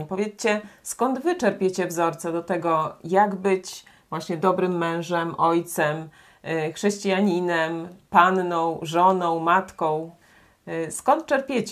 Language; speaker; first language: Polish; native; Polish